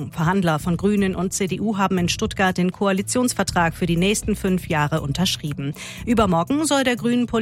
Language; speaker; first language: German; native; German